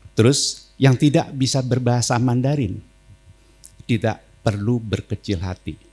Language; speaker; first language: Indonesian; native; Indonesian